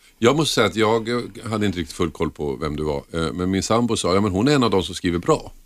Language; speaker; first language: Swedish; native; Swedish